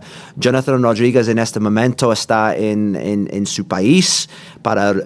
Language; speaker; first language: Spanish; non-native, learner; English